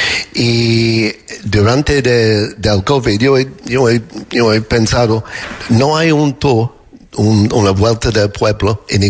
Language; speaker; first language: Spanish; non-native, learner; English